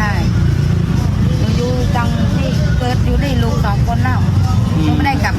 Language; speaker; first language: Thai; non-native, learner; Khmer